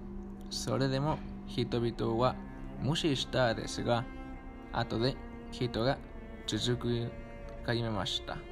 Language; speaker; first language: Japanese; non-native, learner; Spanish